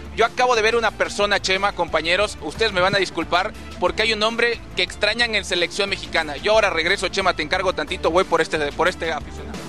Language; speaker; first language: Spanish; native; Spanish